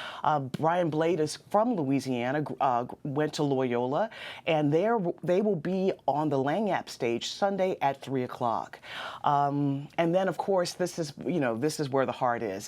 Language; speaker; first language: English; native; English